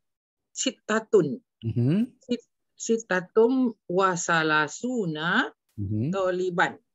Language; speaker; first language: Arabic; non-native, learner; Malay